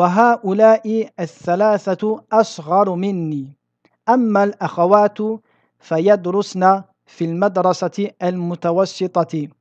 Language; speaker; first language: Arabic; non-native, fluent; French